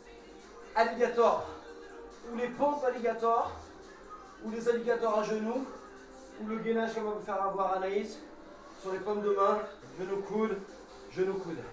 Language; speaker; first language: French; native; French